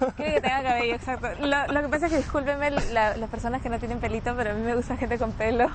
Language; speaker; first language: Spanish; native; Spanish